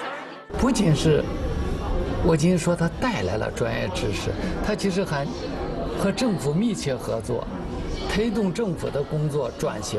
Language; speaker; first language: Chinese; native; Chinese